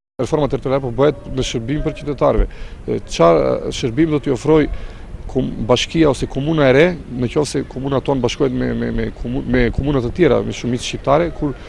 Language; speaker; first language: Albanian; non-native, local second language; Macedonian